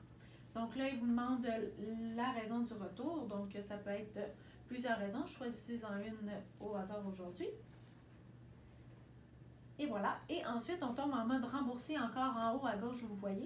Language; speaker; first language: French; native; French